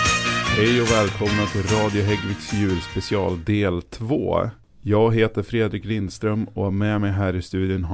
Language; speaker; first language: Swedish; native; Swedish